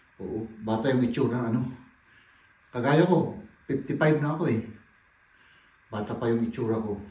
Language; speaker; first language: Filipino; native; Filipino